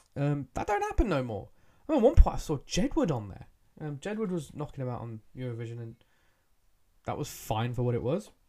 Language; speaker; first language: English; early bilingual, other home language; Hindi